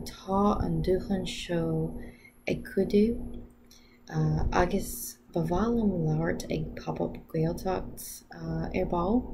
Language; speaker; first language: Irish; non-native, learner; English